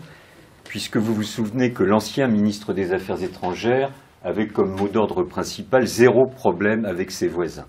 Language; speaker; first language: French; native; French